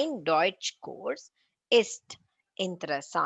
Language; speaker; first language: German; non-native, fluent; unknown